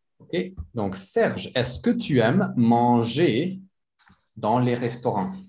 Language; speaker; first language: French; non-native, fluent; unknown